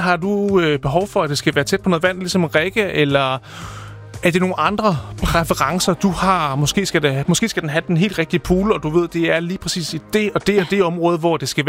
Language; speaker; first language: Danish; native; Danish